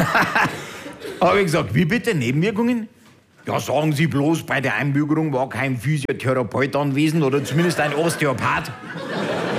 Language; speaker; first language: German; native; German